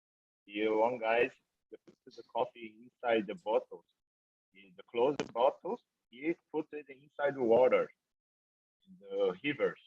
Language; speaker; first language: English; non-native, learner; Portuguese